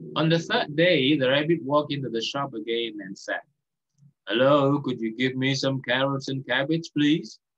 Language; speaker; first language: English; non-native, fluent; Indonesian